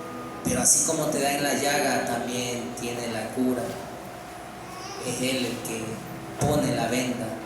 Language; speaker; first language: Spanish; native; Spanish